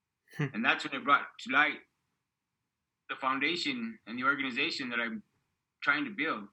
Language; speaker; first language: English; native; English